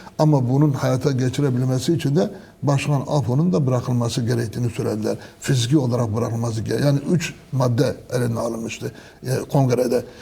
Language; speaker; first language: Turkish; non-native, local second language; Kurdish